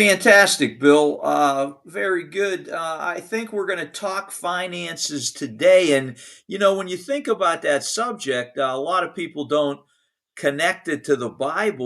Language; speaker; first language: English; native; English